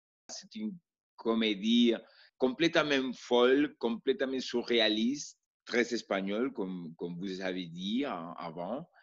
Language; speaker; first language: French; non-native, learner; Spanish